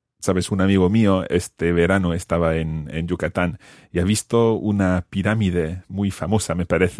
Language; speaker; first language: Spanish; non-native, fluent; English